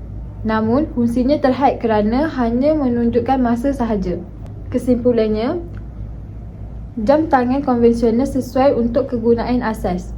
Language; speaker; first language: Malay; native; Malay